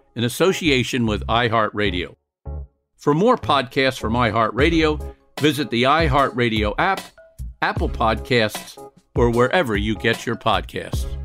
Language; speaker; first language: English; native; English